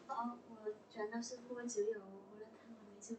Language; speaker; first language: Chinese; non-native, learner; Vietnamese